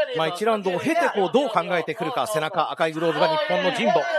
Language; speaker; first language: Japanese; native; Japanese